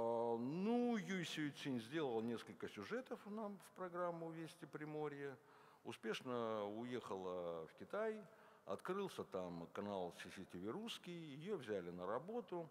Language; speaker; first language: Russian; native; Russian